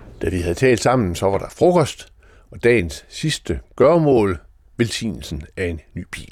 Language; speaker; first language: Danish; native; Danish